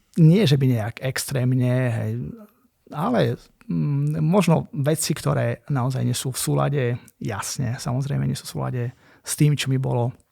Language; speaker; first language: Slovak; native; Slovak